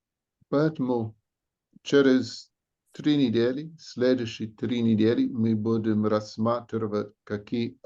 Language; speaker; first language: Russian; non-native, fluent; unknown